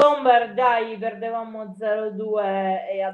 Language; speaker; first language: Italian; native; Italian